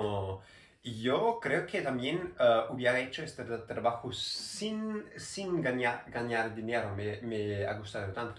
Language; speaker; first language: Spanish; non-native, learner; German